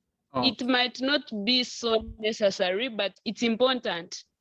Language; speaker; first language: English; non-native, local second language; Nyankole